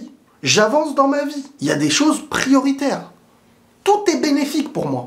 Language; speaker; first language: French; native; French